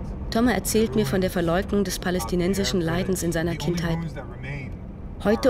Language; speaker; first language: German; native; German